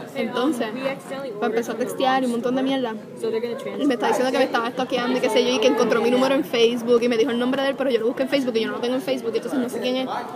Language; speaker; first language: Spanish; native; Spanish